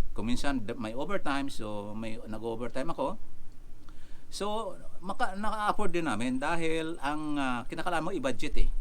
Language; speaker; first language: Filipino; native; Filipino